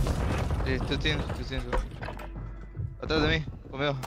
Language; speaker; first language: Spanish; early bilingual, heritage; English